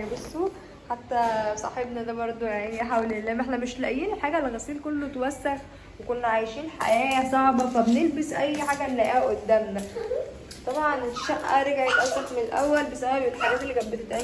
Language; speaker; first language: Arabic; native; Arabic